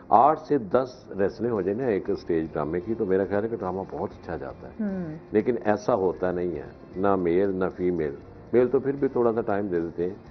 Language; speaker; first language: Urdu; non-native, local second language; Punjabi